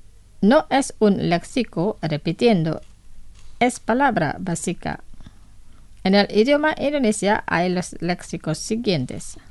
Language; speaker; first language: Spanish; non-native, fluent; Indonesian